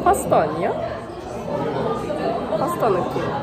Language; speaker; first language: Korean; non-native, learner; Japanese